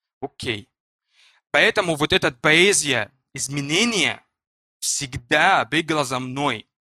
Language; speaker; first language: Russian; non-native, learner; Arabic